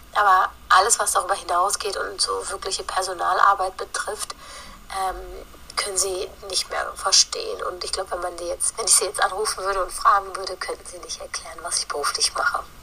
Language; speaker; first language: German; early bilingual, other home language; Turkish